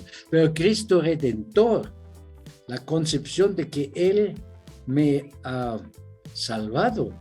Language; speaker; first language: Spanish; non-native, fluent; German